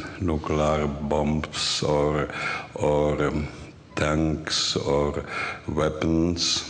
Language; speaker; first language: English; non-native, learner; Czech